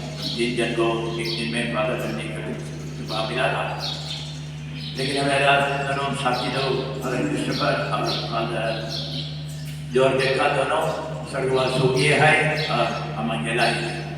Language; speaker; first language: Hindi; non-native, local second language; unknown